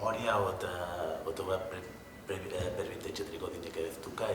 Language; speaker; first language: Macedonian; non-native, fluent; Spanish